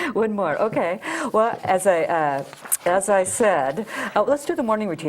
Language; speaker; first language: English; native; English